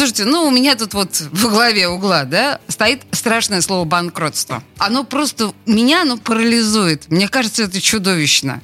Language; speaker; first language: Russian; native; Russian